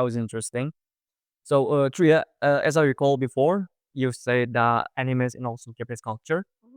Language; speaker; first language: English; non-native, fluent; Indonesian